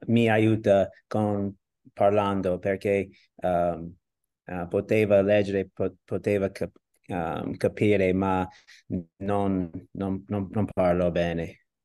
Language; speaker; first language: Italian; non-native, learner; English